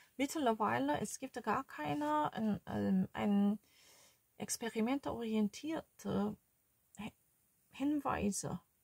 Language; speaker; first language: German; non-native, learner; Korean